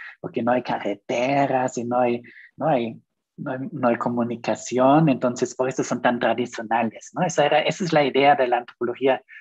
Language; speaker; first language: Spanish; non-native, fluent; German